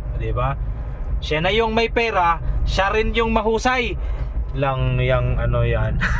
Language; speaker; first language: Filipino; non-native, local second language; Cebuano